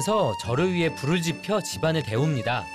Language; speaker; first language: Korean; native; Korean